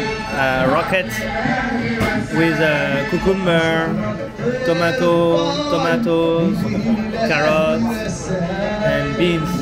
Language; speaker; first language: English; non-native, fluent; French